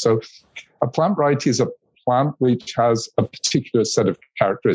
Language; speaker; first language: English; native; English